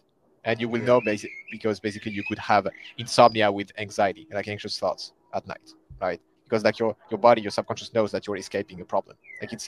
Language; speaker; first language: English; non-native, fluent; French